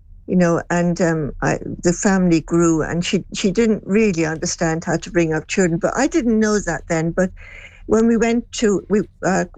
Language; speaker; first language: English; native; English